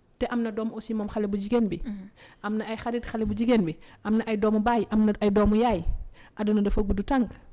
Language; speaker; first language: Wolof; non-native, local second language; Fula